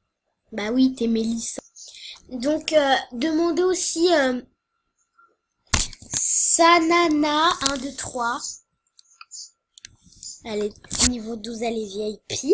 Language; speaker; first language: French; native; French